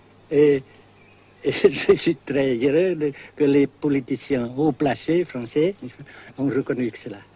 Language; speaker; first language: French; non-native, fluent; Vietnamese